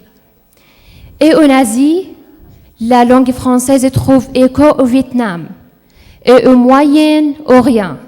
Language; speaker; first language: French; non-native, learner; Arabic